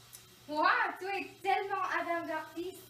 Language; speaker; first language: French; non-native, learner; English